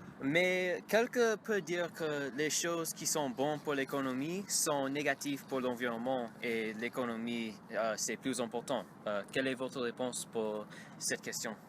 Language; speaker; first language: French; non-native, learner; English